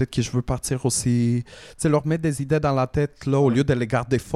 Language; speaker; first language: French; native; French